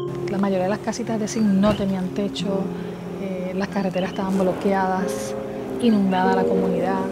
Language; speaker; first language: Spanish; native; Spanish